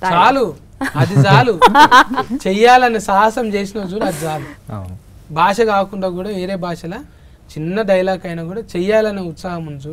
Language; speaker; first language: Telugu; native; Telugu